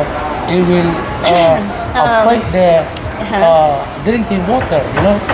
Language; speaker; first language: English; non-native, learner; Indonesian